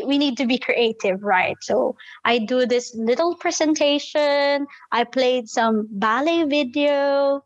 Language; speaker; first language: English; non-native, local second language; Filipino